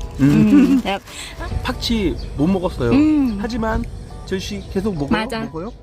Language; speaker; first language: Korean; non-native, learner; Thai